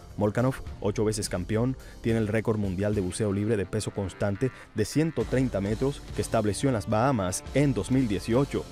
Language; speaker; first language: Spanish; native; Spanish